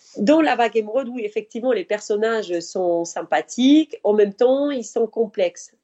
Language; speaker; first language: French; non-native, fluent; Spanish